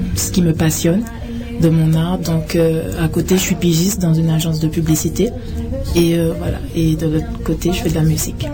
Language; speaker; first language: French; native; French